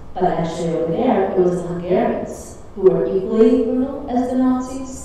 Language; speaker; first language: English; early bilingual, other home language; Czech